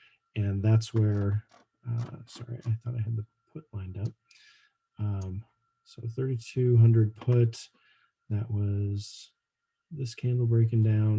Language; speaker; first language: English; native; English